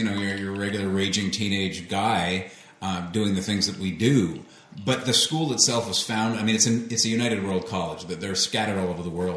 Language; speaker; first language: English; native; English